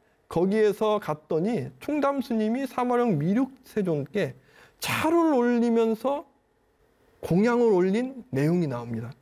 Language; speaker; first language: Korean; native; Korean